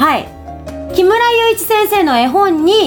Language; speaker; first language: Japanese; native; Japanese